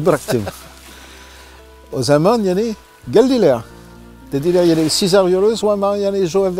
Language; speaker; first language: Turkish; non-native, learner; French